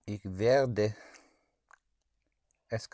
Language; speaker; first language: German; non-native, learner; English